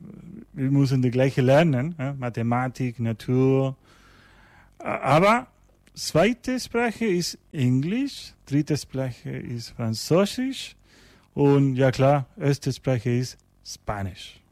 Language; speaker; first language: German; non-native, learner; Spanish